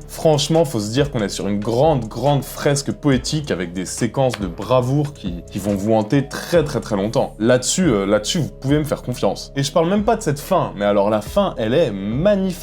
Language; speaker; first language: French; native; French